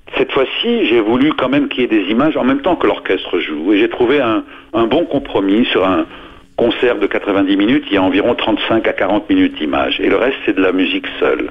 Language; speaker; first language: French; non-native, local second language; Arabic